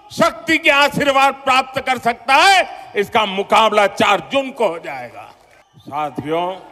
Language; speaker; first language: Hindi; non-native, local second language; Gujarati